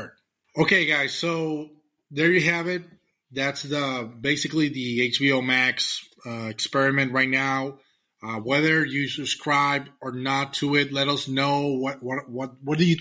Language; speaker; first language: English; non-native, fluent; Spanish